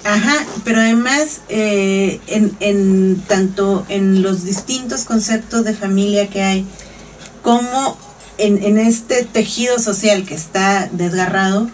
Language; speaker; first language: Spanish; native; Spanish